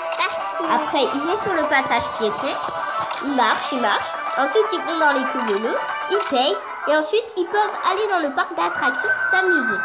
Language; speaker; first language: French; native; French